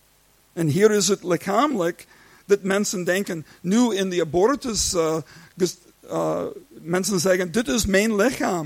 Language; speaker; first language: Dutch; non-native, learner; English